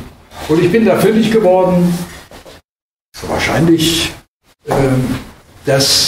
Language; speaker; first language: German; native; German